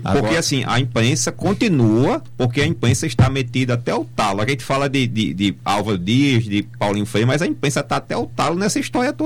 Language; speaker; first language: Portuguese; native; Portuguese